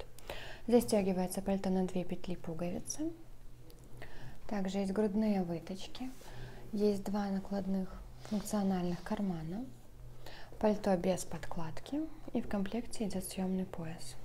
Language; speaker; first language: Russian; native; Russian